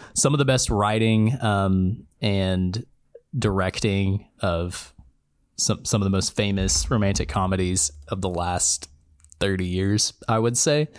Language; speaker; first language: English; native; English